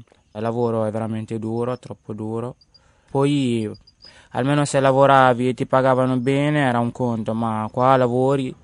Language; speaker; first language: Italian; early bilingual, other home language; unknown